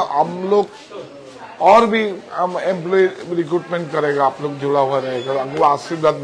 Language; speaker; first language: Hindi; non-native, local second language; Bangla